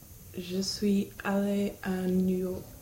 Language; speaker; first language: French; non-native, learner; English